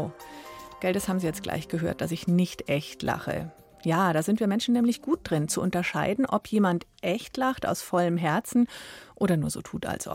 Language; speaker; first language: German; native; German